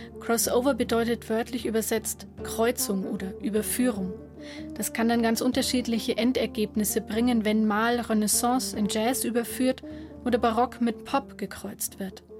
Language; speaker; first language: German; native; German